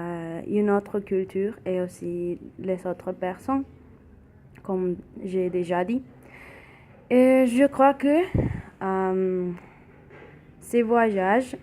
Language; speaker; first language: French; non-native, learner; Spanish